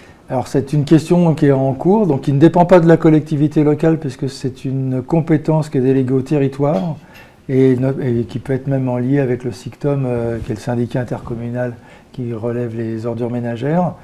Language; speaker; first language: French; native; French